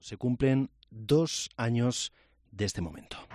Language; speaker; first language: Spanish; native; Spanish